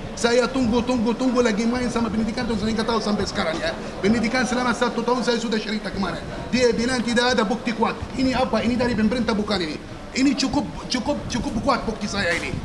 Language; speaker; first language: Indonesian; non-native, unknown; Arabic